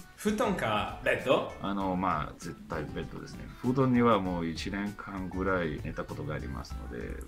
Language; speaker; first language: Japanese; non-native, fluent; Italian